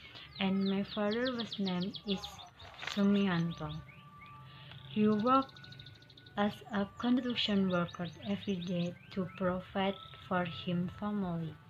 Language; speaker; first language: English; non-native, learner; Indonesian